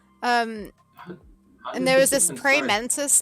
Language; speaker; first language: English; native; English